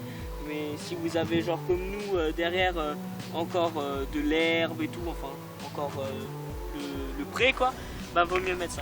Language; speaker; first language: French; native; French